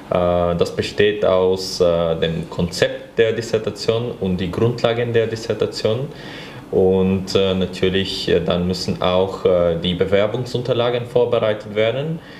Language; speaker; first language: German; non-native, fluent; Bulgarian